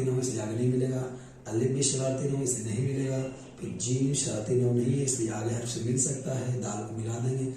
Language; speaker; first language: Hindi; native; Hindi